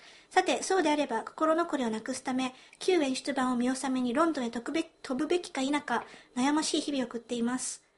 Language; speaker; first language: Japanese; early bilingual, heritage; Japanese